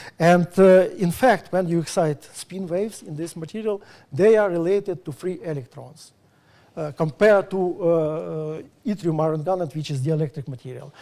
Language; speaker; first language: English; non-native, fluent; Russian